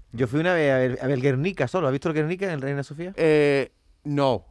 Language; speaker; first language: Spanish; non-native, fluent; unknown